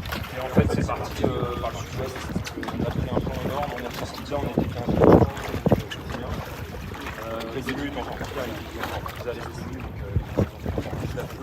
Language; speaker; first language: French; native; French